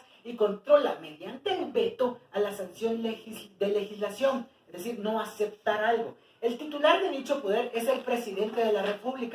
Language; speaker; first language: Spanish; native; Spanish